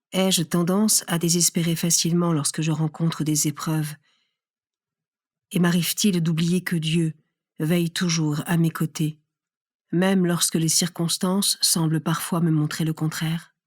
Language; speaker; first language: French; native; French